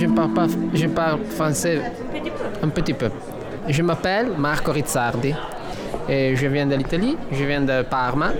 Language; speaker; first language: French; non-native, learner; Italian